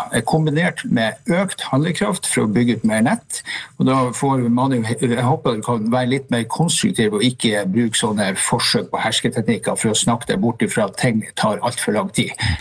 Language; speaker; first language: Norwegian; native; Norwegian